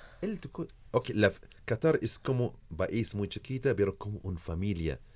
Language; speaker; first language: Spanish; non-native, learner; Arabic